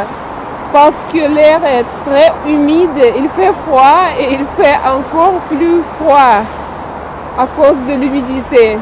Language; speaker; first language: French; non-native, fluent; Russian